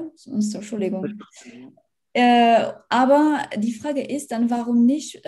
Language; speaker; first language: German; non-native, learner; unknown